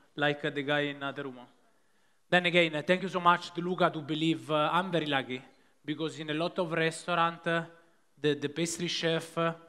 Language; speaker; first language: English; non-native, fluent; Italian